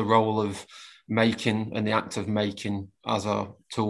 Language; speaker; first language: English; native; English